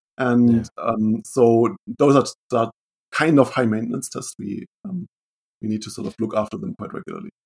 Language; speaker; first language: English; non-native, fluent; German